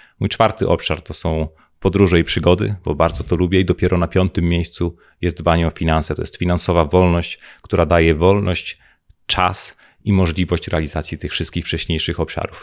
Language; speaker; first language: Polish; native; Polish